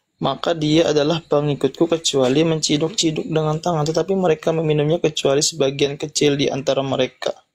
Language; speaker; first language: Indonesian; non-native, local second language; Banjar